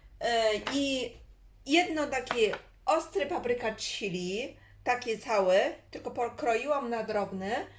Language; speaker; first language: Polish; non-native, learner; Chinese